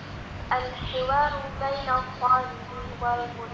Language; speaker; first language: Arabic; non-native, learner; Indonesian